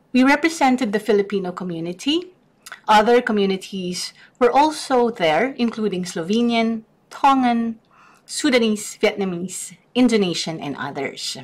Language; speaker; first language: English; non-native, local second language; Filipino